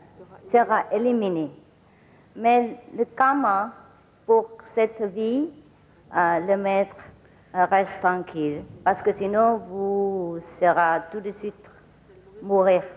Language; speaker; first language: French; non-native, learner; Vietnamese